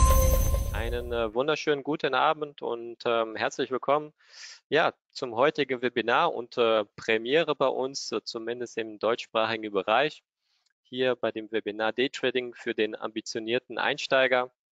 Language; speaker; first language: German; native; German